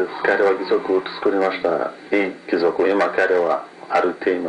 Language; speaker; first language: Japanese; non-native, learner; Kurdish